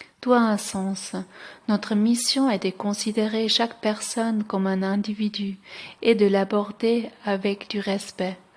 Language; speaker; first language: French; non-native, local second language; Swiss German